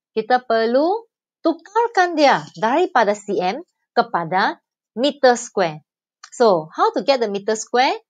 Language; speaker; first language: Malay; non-native, local second language; Chinese